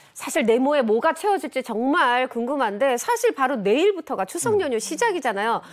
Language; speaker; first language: Korean; native; Korean